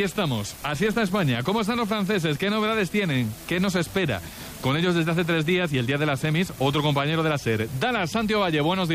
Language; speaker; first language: Spanish; native; Spanish